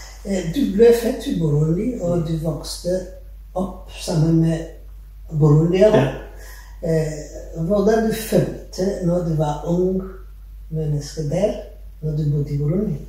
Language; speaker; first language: Danish; non-native, learner; Rundi